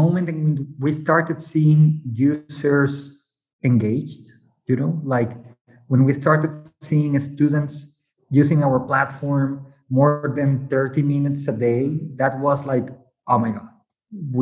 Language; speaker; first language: English; non-native, fluent; Spanish